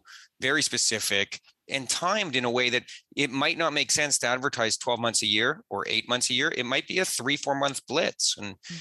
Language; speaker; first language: English; native; English